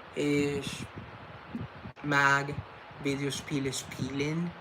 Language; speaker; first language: German; non-native, learner; English